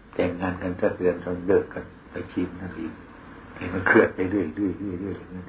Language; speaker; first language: Thai; non-native, local second language; Northeastern Thai